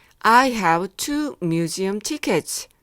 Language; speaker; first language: English; non-native, fluent; Korean